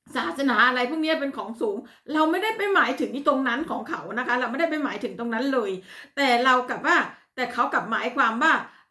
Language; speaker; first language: Thai; native; Thai